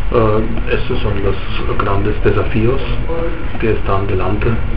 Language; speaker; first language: Spanish; non-native, fluent; German